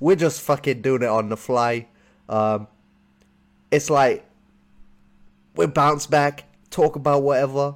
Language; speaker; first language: English; native; English